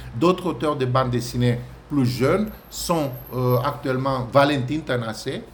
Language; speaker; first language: French; non-native, fluent; Romanian